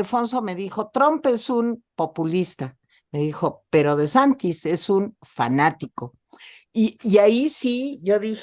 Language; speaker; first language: Spanish; native; Spanish